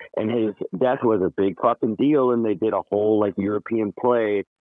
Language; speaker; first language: English; native; English